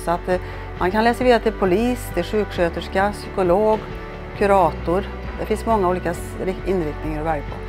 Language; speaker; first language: Swedish; native; Swedish